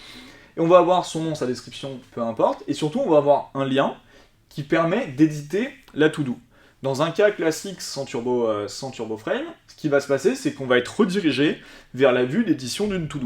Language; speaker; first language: French; native; French